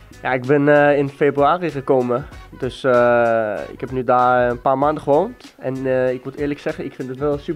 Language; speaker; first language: Dutch; non-native, fluent; Danish